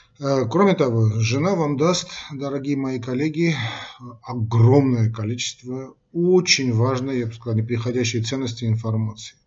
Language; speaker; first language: Russian; non-native, local second language; Armenian